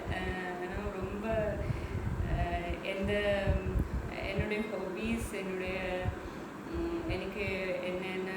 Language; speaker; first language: Tamil; non-native, learner; Malayalam